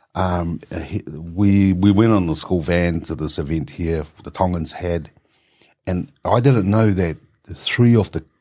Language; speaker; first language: English; native; English